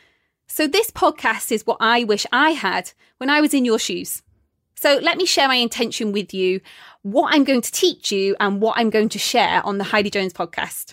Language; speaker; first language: English; native; English